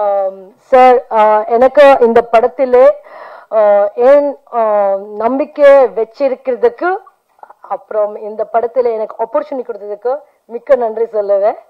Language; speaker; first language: Tamil; non-native, learner; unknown